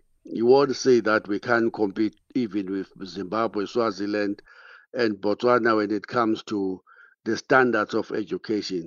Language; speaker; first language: English; non-native, local second language; Xhosa